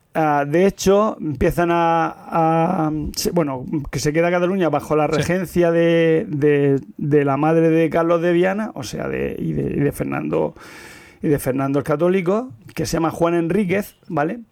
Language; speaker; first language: Spanish; native; Spanish